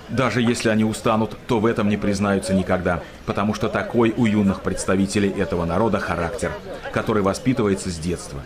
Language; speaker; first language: Russian; native; Russian